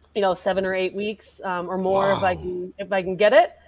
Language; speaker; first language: English; native; English